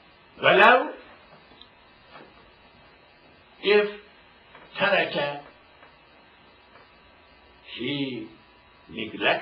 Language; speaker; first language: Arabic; non-native, fluent; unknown